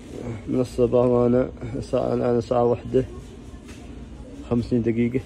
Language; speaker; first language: Arabic; non-native, learner; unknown